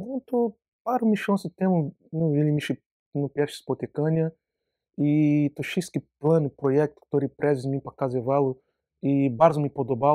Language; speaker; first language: Polish; non-native, learner; Portuguese